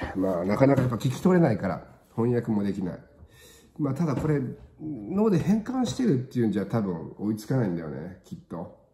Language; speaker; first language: Japanese; native; Japanese